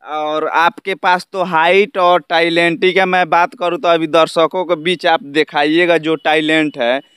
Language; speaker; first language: Hindi; native; Hindi